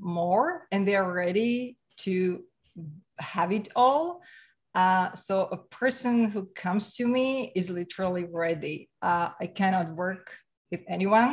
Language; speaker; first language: English; non-native, fluent; Slovak